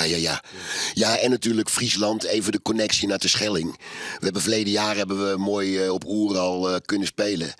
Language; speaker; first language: Dutch; native; Dutch